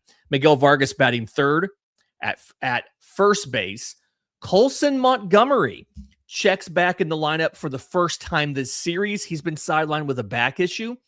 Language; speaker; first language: English; native; English